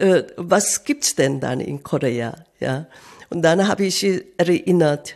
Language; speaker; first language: German; non-native, fluent; Korean